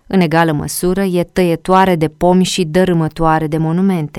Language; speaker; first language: Romanian; native; Romanian